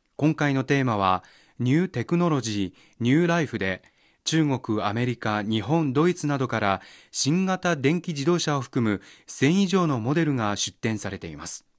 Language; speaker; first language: Japanese; non-native, fluent; Chinese